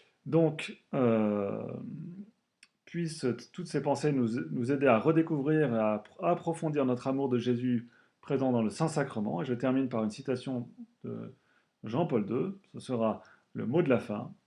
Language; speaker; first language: French; native; French